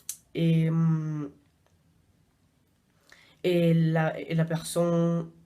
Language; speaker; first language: French; non-native, learner; Spanish